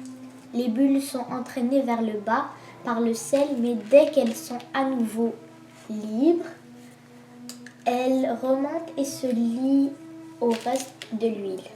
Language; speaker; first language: French; native; French